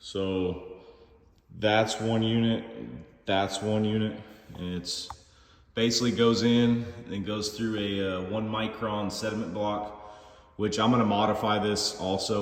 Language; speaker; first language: English; native; English